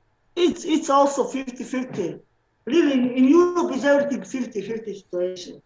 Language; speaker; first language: English; non-native, learner; Slovenian